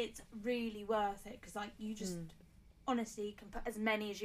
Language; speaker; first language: English; native; English